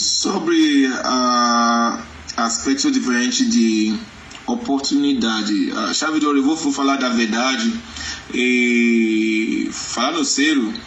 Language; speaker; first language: Portuguese; non-native, learner; Yoruba